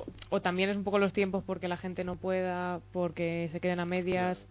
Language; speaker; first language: Spanish; native; Spanish